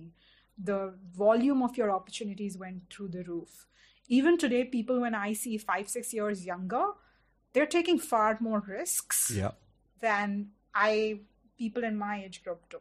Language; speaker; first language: English; non-native, local second language; Hindi